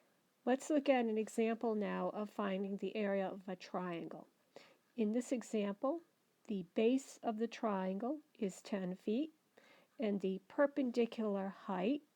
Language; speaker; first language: English; native; English